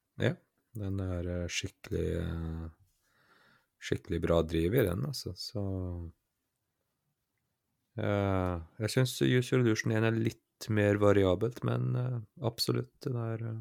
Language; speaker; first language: Norwegian; native; Norwegian